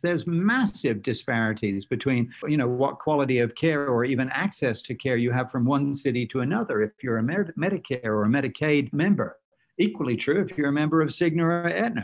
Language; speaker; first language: English; native; English